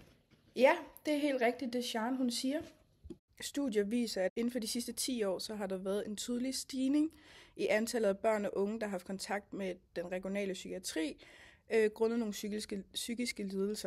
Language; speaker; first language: Danish; native; Danish